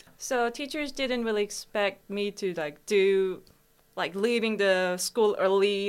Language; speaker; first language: English; non-native, fluent; Korean